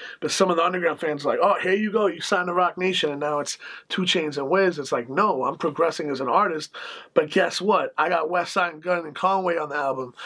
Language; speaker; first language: English; native; English